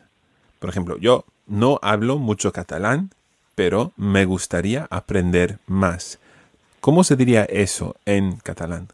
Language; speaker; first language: Spanish; non-native, fluent; English